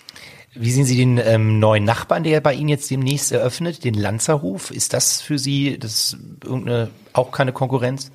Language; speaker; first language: German; native; German